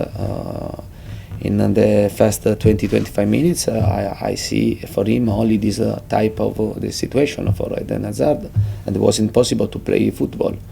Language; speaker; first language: English; non-native, fluent; Italian